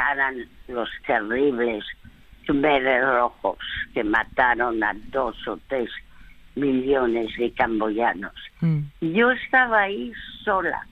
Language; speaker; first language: Spanish; early bilingual, other home language; French